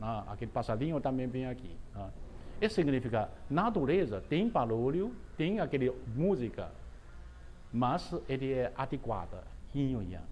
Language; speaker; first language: Portuguese; non-native, fluent; Chinese